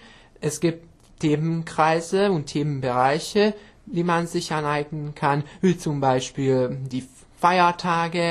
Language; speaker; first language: German; non-native, fluent; Hungarian